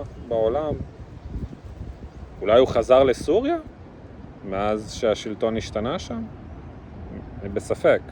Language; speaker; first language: Hebrew; early bilingual, other home language; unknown